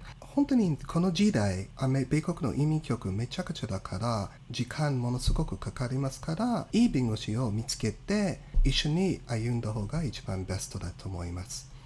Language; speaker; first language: Japanese; non-native, fluent; English